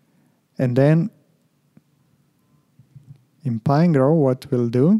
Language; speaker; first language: English; non-native, fluent; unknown